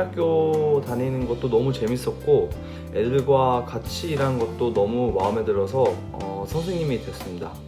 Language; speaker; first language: Korean; early bilingual, heritage; Korean